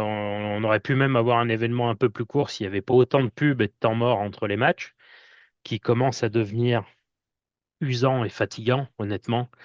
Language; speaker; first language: French; native; French